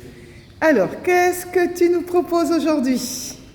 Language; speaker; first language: French; native; French